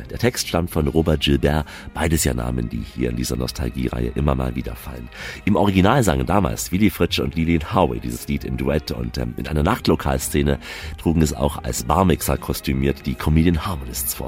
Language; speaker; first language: German; native; German